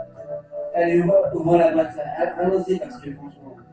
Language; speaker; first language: French; native; French